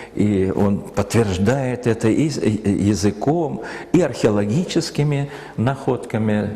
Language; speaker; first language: Russian; native; Russian